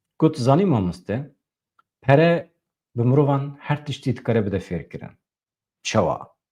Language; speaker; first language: Kurdish; native; Kurdish